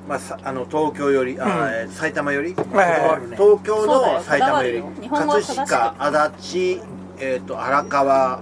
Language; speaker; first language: Japanese; native; Japanese